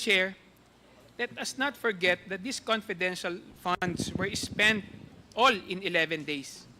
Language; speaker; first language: English; non-native, local second language; Filipino